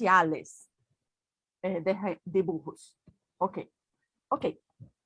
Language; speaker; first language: Spanish; non-native, learner; Portuguese